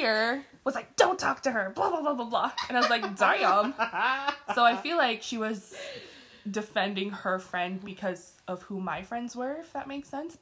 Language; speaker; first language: English; early bilingual, other home language; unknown